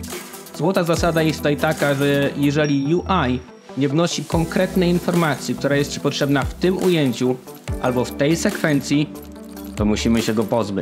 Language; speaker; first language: Polish; native; Polish